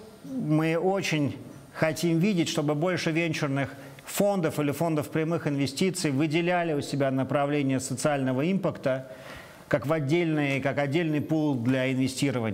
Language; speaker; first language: Russian; native; Russian